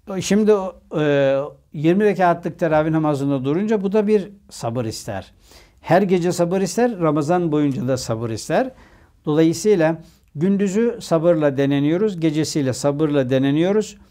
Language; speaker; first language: Turkish; native; Turkish